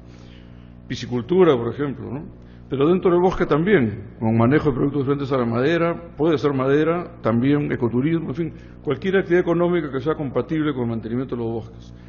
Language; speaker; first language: Spanish; native; Spanish